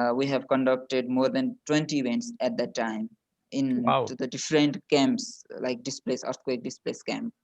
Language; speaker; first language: English; non-native, local second language; Nepali